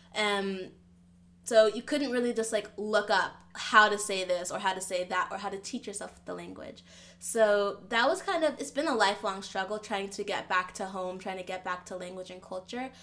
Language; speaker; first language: English; early bilingual, other home language; Yoruba